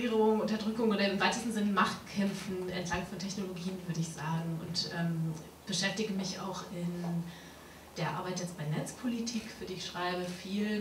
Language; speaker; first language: German; native; German